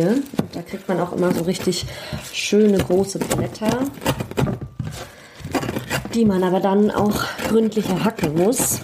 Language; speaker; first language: German; native; German